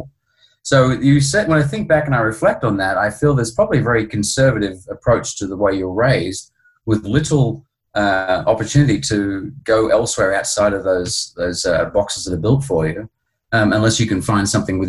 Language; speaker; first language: English; native; English